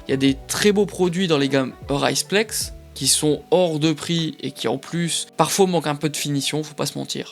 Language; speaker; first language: French; native; French